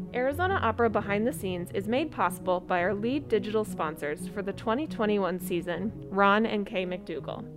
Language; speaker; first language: English; native; English